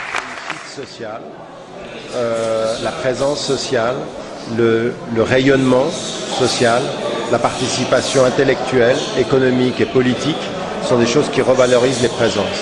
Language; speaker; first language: French; native; French